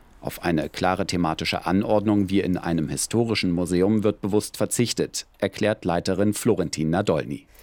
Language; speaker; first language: German; native; German